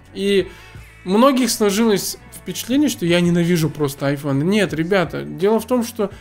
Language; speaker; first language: Russian; early bilingual, other home language; Azerbaijani